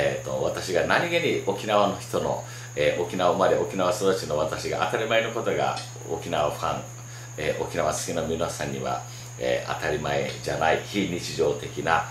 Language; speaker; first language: Japanese; native; Japanese